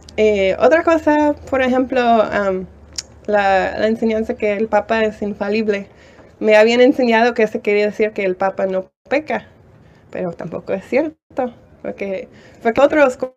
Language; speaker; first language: Spanish; non-native, fluent; English